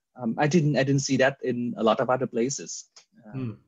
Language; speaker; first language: English; non-native, fluent; Vietnamese